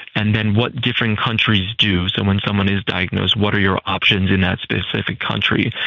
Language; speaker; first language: English; native; English